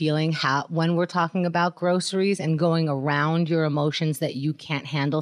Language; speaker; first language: English; native; English